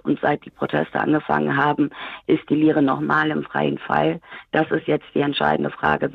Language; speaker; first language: German; early bilingual, other home language; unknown